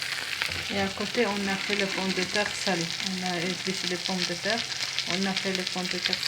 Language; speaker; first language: French; non-native, local second language; Arabic